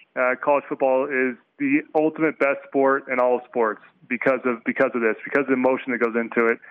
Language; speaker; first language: English; native; English